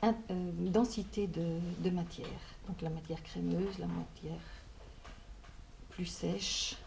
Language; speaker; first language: French; native; French